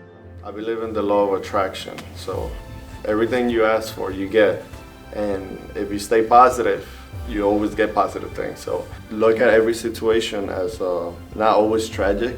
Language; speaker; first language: English; early bilingual, other home language; Spanish